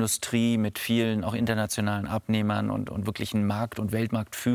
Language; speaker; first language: German; native; German